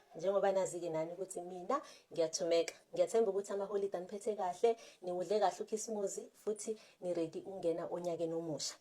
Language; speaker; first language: Zulu; native; Zulu